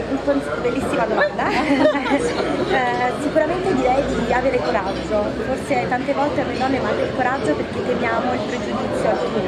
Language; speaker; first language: Italian; native; Italian